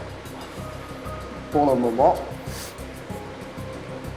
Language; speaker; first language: French; non-native, local second language; Arabic